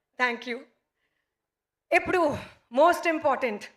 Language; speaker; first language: Telugu; non-native, local second language; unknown